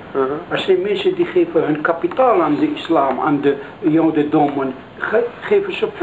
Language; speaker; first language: Dutch; non-native, learner; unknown